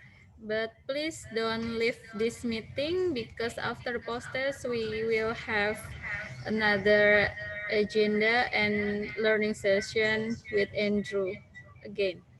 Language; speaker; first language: English; non-native, local second language; Indonesian